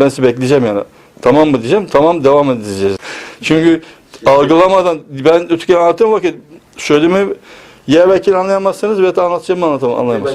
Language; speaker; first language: Turkish; native; Turkish